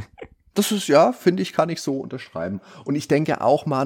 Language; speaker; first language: German; native; German